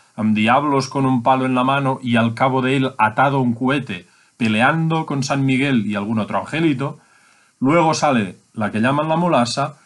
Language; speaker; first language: Spanish; non-native, local second language; Catalan